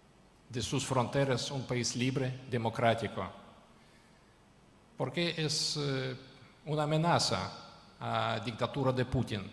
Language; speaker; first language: Spanish; non-native, learner; Ukrainian